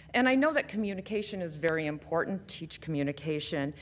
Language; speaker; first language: English; native; English